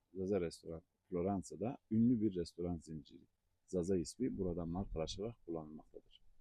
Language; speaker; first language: Turkish; non-native, local second language; Zaza